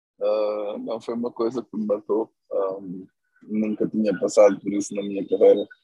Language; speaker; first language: Portuguese; non-native, local second language; Kabuverdianu